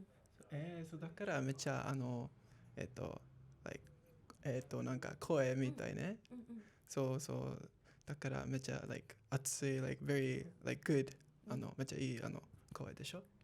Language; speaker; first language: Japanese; non-native, learner; English